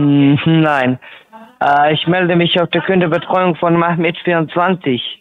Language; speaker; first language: German; non-native, learner; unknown